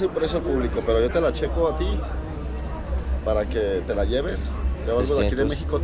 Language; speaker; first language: Spanish; native; Spanish